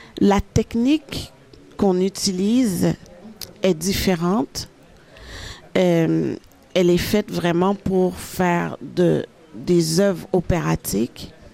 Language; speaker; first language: French; early bilingual, other home language; Haitian Creole